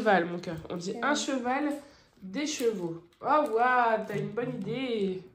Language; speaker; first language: French; native; French